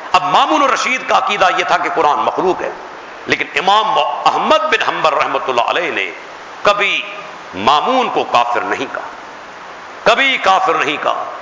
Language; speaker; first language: Urdu; non-native, local second language; Sindhi